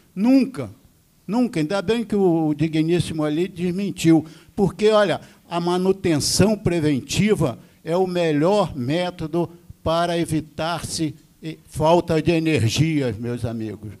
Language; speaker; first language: Portuguese; native; Portuguese